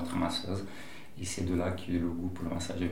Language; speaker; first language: French; non-native, fluent; Portuguese